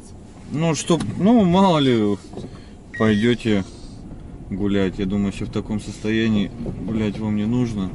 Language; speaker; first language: Russian; native; Russian